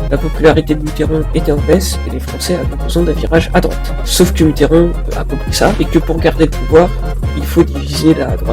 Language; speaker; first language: French; native; French